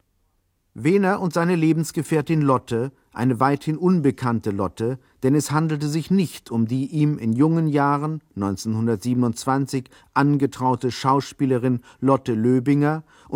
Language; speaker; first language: German; native; German